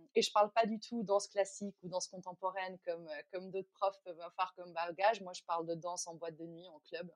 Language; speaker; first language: French; non-native, fluent; Dutch